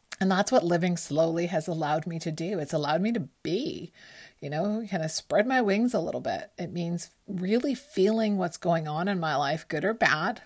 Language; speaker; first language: English; early bilingual, other home language; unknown